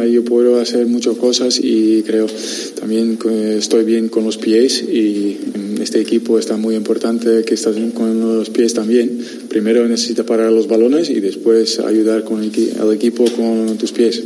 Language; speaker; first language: Spanish; non-native, learner; Dutch